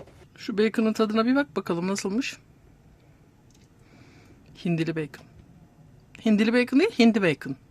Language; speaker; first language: Turkish; native; Turkish